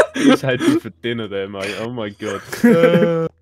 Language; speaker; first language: English; native; English